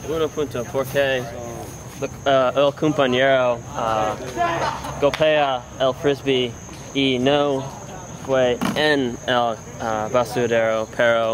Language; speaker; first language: Spanish; non-native, learner; English